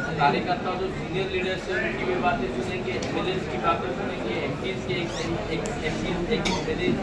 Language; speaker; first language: Hindi; non-native, local second language; Marathi